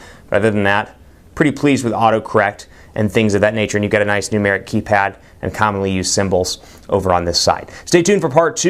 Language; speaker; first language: English; native; English